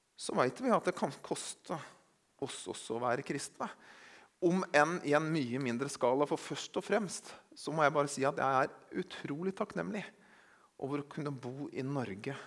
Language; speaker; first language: Norwegian; native; Norwegian